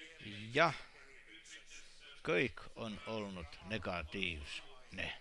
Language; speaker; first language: Finnish; non-native, learner; Estonian